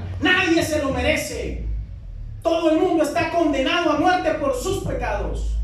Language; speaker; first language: Spanish; native; Spanish